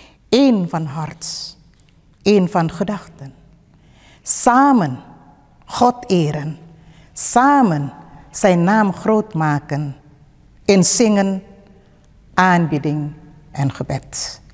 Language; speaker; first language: Dutch; non-native, fluent; Indonesian